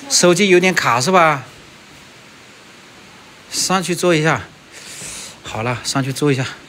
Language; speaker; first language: Chinese; native; Chinese